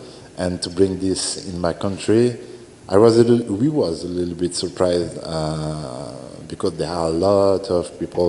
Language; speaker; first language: English; non-native, learner; French